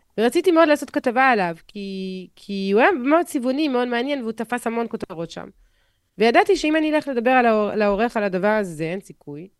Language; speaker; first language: Hebrew; non-native, fluent; French